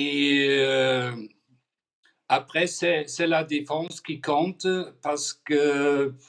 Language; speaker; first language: French; non-native, fluent; German